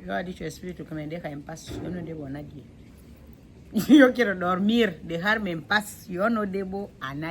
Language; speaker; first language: Spanish; non-native, learner; Filipino